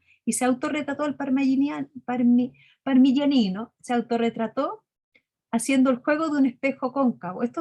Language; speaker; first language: Spanish; native; Spanish